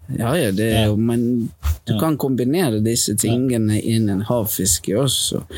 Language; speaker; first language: Norwegian; non-native, fluent; Latvian